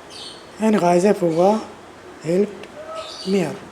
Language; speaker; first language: German; non-native, learner; Urdu